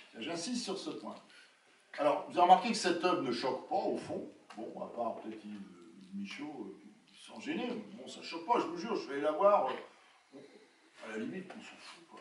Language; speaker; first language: French; native; French